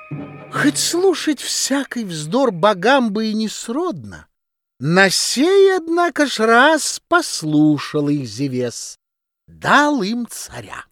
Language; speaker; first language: Russian; native; Russian